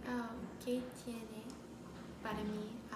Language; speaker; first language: Spanish; non-native, learner; English